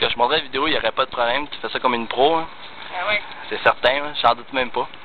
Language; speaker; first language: French; native; French